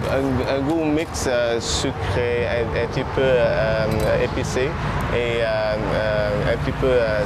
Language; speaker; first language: French; non-native, fluent; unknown